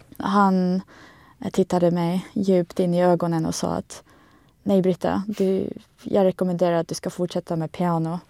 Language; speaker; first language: Swedish; non-native, fluent; Estonian